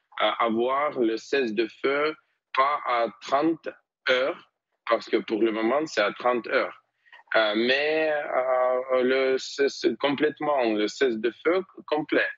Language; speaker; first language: French; non-native, learner; Ukrainian